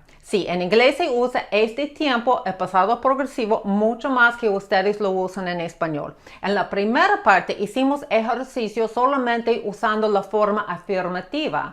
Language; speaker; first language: Spanish; non-native, fluent; English